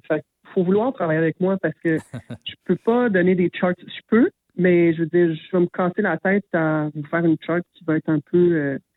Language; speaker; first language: French; native; French